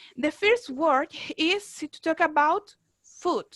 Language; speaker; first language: English; non-native, fluent; Spanish